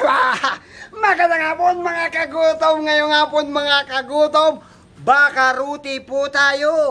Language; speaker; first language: Filipino; native; Filipino